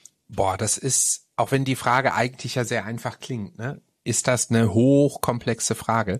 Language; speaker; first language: German; native; German